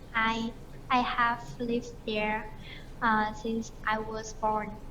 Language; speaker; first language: English; non-native, learner; Vietnamese